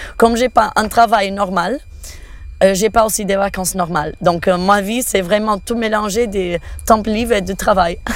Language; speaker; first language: French; non-native, fluent; Portuguese